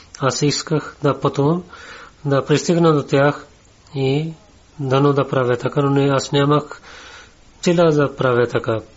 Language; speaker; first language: Bulgarian; non-native, learner; Urdu